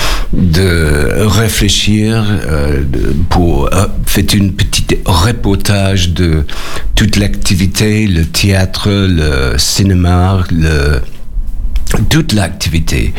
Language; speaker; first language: French; non-native, learner; English